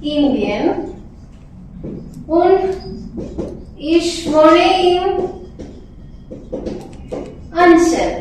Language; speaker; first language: German; non-native, fluent; Malayalam